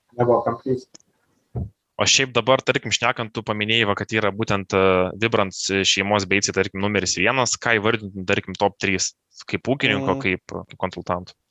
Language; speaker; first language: Lithuanian; native; Lithuanian